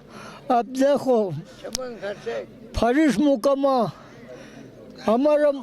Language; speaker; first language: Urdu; non-native, local second language; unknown